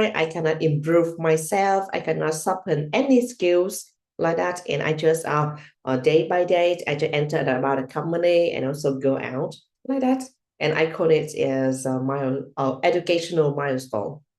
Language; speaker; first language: English; non-native, learner; Vietnamese